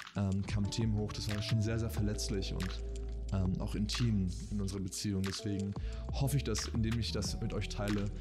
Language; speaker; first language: German; early bilingual, heritage; German